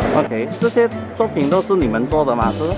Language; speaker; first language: Chinese; native; Chinese